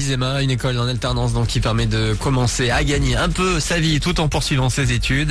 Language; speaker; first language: French; native; French